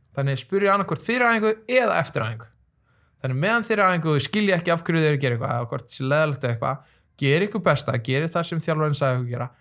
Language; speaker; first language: Icelandic; early bilingual, other home language; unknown